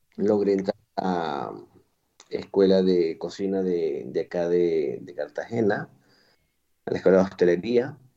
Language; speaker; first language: Spanish; native; Spanish